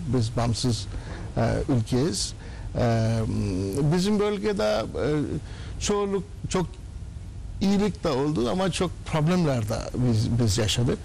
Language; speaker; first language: Turkish; non-native, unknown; Urdu